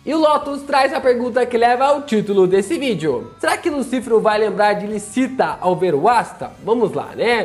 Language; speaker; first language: Portuguese; native; Portuguese